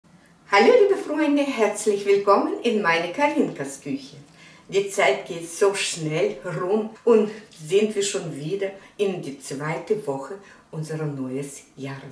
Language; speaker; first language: German; non-native, fluent; Russian